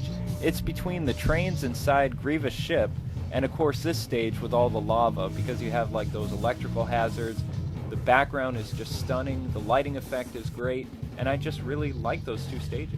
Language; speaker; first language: English; native; English